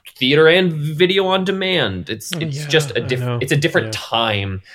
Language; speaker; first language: English; native; English